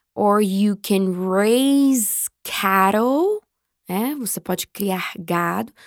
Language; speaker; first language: English; non-native, fluent; Portuguese